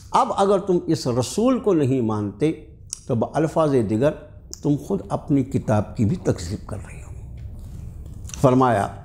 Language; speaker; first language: Urdu; native; Urdu